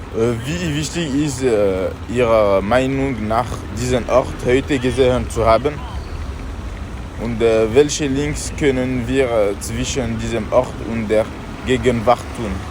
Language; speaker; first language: German; non-native, learner; French